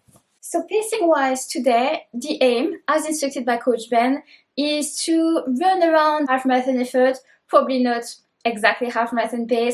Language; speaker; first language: English; native; English